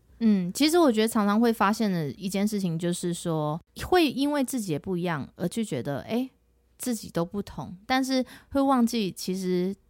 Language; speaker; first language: Chinese; native; Chinese